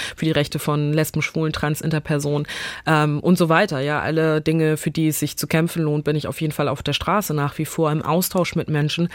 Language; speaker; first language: German; early bilingual, other home language; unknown